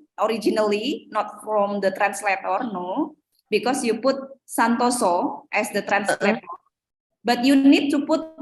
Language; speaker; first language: English; non-native, fluent; Indonesian